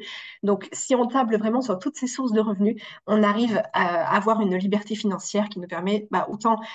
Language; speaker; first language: French; native; French